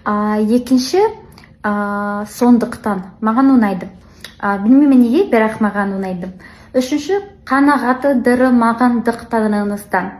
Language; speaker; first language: Kazakh; non-native, learner; English